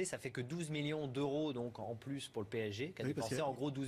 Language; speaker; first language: French; native; French